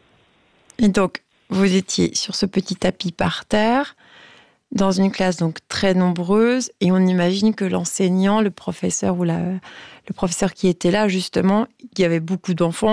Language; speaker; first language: French; native; French